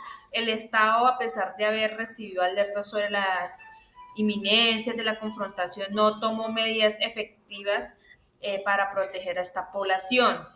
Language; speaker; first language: Spanish; native; Spanish